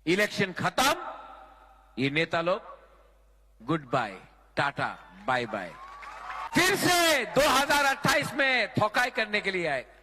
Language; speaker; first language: Hindi; non-native, local second language; Kok Borok